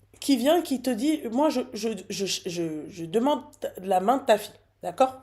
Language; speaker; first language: French; early bilingual, other home language; Arabic